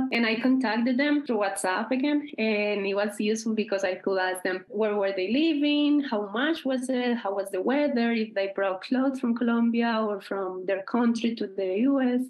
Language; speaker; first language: English; non-native, fluent; Spanish